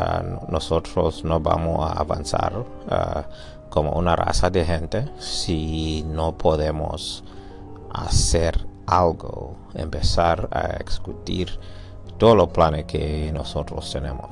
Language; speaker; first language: Spanish; non-native, learner; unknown